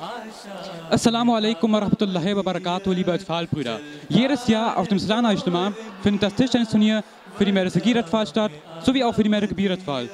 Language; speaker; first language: German; early bilingual, other home language; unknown